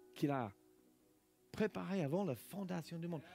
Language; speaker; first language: French; non-native, fluent; English